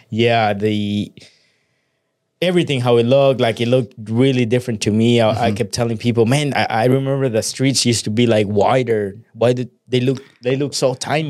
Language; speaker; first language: English; early bilingual, other home language; Spanish